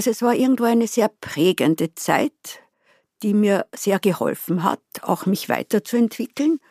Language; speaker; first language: German; native; German